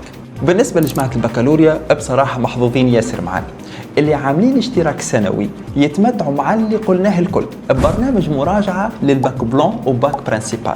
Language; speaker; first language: Arabic; native; Arabic